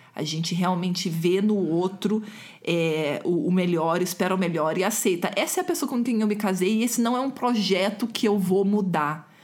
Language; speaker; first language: Portuguese; non-native, fluent; German